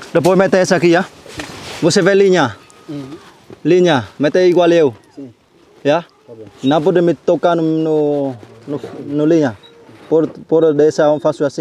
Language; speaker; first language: Portuguese; non-native, learner; Vietnamese